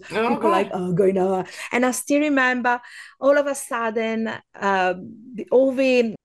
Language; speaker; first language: English; non-native, fluent; Italian